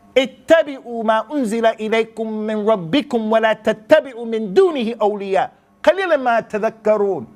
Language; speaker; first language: Arabic; non-native, fluent; English